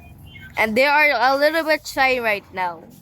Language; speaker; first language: English; non-native, local second language; Filipino